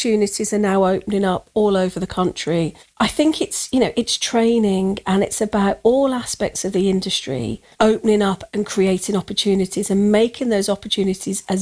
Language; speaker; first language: English; native; English